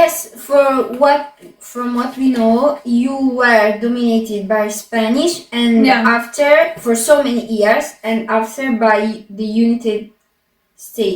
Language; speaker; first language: English; non-native, fluent; Arabic